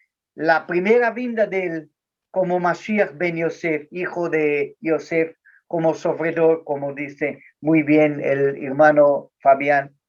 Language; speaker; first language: Spanish; non-native, learner; Portuguese